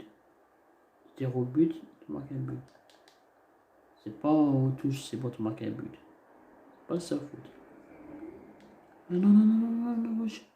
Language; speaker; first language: French; non-native, learner; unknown